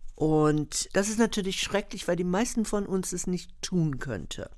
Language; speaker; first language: German; non-native, fluent; English